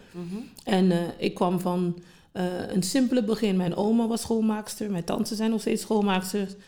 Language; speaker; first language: Dutch; non-native, local second language; English